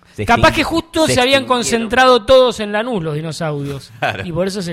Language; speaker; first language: Spanish; native; Spanish